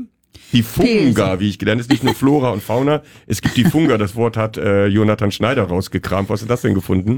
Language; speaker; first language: German; native; German